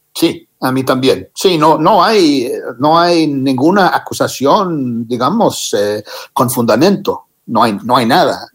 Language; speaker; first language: Spanish; non-native, fluent; English